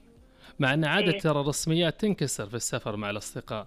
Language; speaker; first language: Arabic; native; Arabic